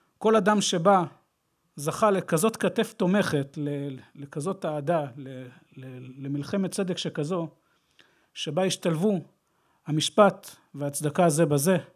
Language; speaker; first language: Hebrew; native; Hebrew